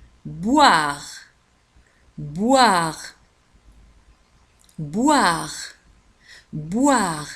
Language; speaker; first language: French; non-native, fluent; Arabic